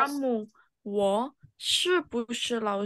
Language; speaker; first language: Chinese; non-native, fluent; Indonesian